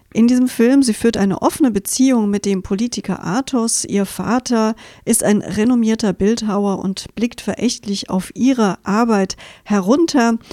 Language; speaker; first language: German; native; German